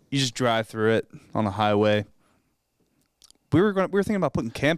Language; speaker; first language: English; native; English